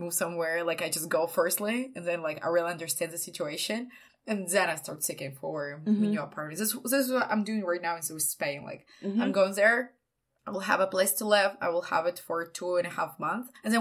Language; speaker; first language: English; non-native, fluent; Ukrainian